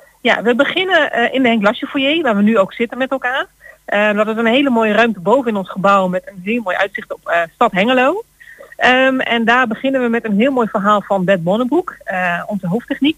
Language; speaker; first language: Dutch; native; Dutch